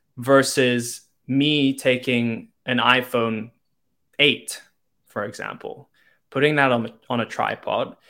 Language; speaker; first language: English; non-native, local second language; Cantonese